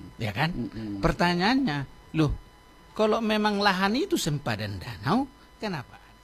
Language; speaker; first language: Indonesian; non-native, local second language; Batak Toba